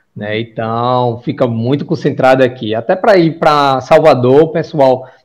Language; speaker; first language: Portuguese; native; Portuguese